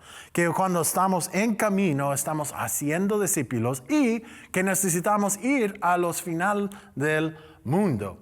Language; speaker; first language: Spanish; non-native, learner; English